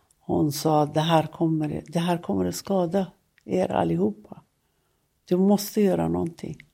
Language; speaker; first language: Swedish; non-native, fluent; Persian